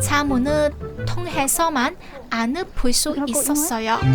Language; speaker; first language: Korean; non-native, learner; Cantonese